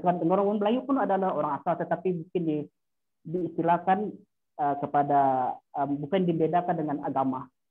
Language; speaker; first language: Malay; non-native, local second language; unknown